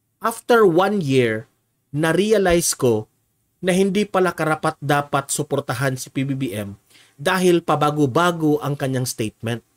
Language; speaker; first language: Filipino; non-native, local second language; Cebuano